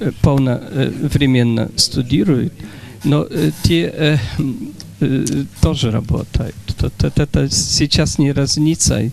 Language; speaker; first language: Russian; non-native, fluent; Polish